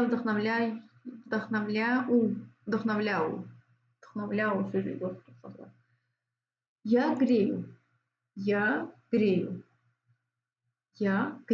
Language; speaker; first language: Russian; non-native, fluent; Azerbaijani